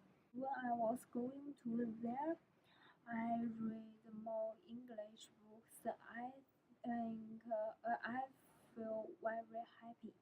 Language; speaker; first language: English; non-native, learner; Chinese